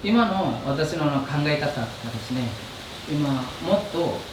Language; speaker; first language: Japanese; non-native, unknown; Indonesian